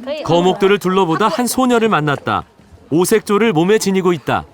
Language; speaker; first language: Korean; native; Korean